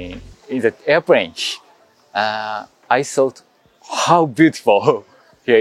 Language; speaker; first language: English; non-native, learner; Japanese